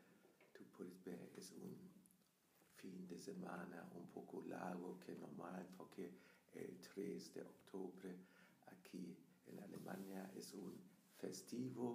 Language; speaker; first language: Spanish; non-native, fluent; German